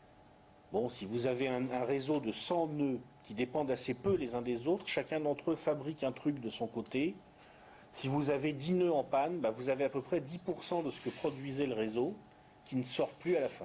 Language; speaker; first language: French; native; French